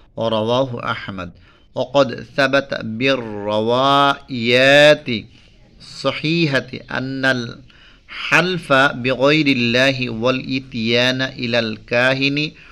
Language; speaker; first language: Arabic; non-native, fluent; Bangla